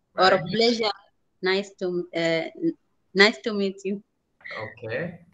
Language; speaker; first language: English; non-native, fluent; Arabic